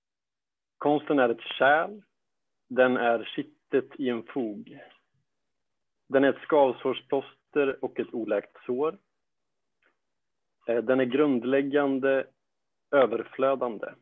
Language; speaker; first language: Swedish; native; Swedish